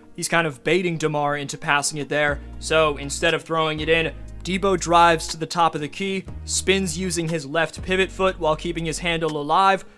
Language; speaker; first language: English; native; English